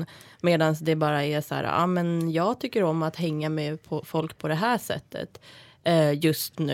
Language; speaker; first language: Swedish; native; Swedish